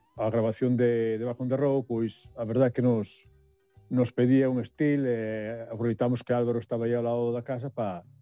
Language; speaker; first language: Galician; native; Galician